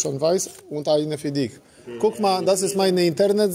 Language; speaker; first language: German; non-native, learner; Polish